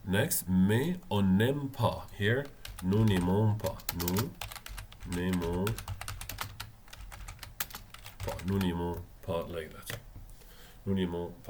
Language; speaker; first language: French; non-native, fluent; Arabic